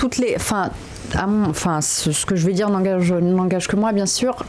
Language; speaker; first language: French; native; French